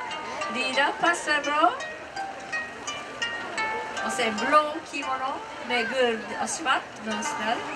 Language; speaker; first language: Swedish; non-native, learner; Japanese